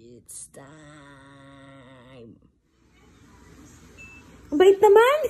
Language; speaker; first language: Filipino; native; Filipino